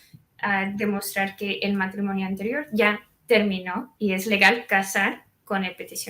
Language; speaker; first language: Spanish; non-native, fluent; English